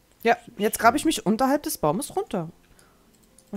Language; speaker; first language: German; native; German